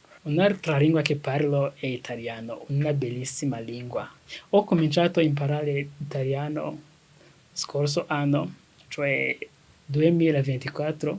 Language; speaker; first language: Italian; non-native, learner; Kinyarwanda